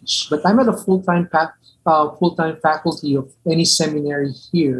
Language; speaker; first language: English; non-native, local second language; Min Nan Chinese